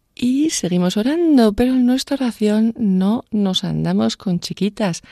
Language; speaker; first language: Spanish; native; Spanish